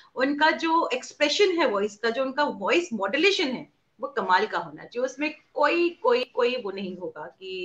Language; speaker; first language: Hindi; native; Hindi